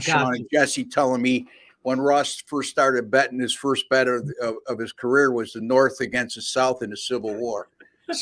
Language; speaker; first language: English; native; English